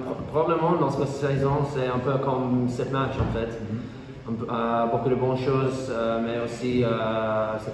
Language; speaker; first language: French; non-native, learner; English